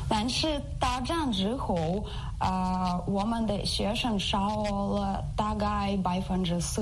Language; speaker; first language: Chinese; non-native, learner; Ukrainian